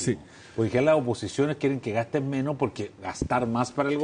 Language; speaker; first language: Spanish; native; Spanish